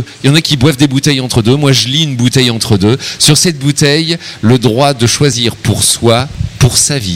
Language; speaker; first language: French; native; French